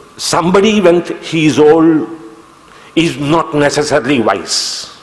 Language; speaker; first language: English; non-native, local second language; Kannada